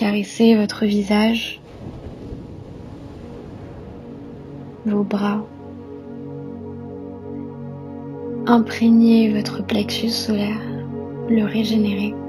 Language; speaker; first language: French; native; French